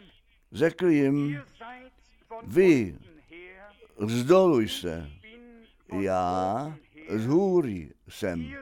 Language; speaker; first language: Czech; non-native, fluent; German